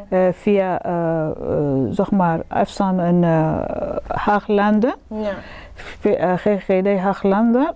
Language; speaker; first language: Dutch; non-native, learner; Arabic